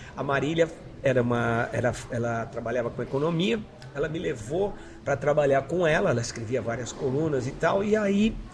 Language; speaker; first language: Portuguese; native; Portuguese